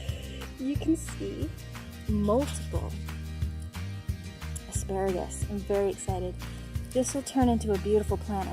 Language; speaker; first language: English; native; English